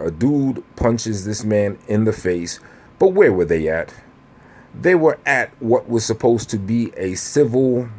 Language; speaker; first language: English; native; English